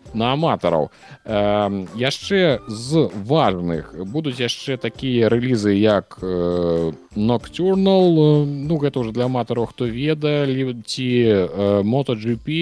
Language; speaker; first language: Belarusian; non-native, local second language; Russian